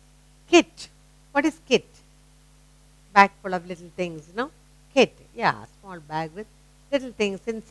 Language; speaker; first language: English; non-native, local second language; Tamil